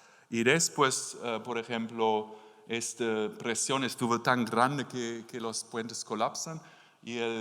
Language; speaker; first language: Spanish; non-native, learner; German